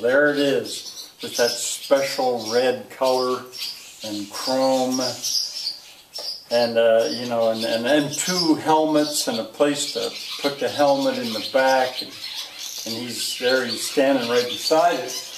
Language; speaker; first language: English; native; English